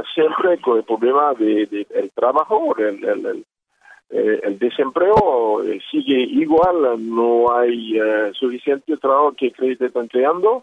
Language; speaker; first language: Spanish; non-native, learner; Haitian Creole